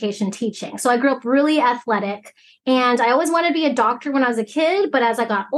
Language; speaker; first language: English; early bilingual, other home language; Cantonese